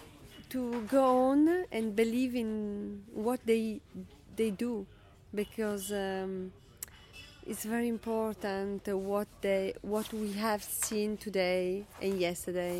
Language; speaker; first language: English; non-native, learner; Italian